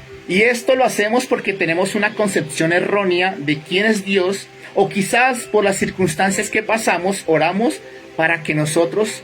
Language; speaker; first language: Spanish; native; Spanish